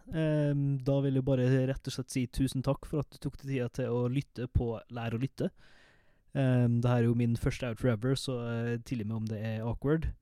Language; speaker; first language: Norwegian; native; Norwegian